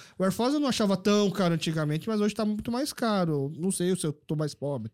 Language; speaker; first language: Portuguese; early bilingual, other home language; Korean